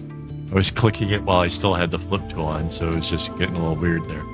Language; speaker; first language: English; native; English